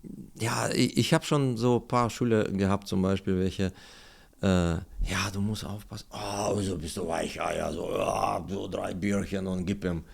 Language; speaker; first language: German; non-native, learner; Russian